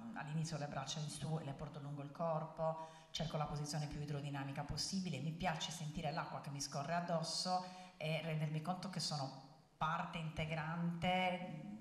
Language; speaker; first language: Italian; native; Italian